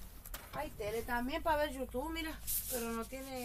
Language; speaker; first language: Spanish; native; Spanish